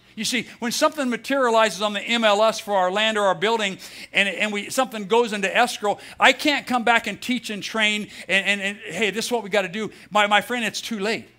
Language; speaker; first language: English; native; English